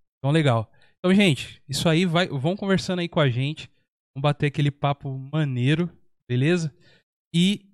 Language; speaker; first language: Portuguese; native; Portuguese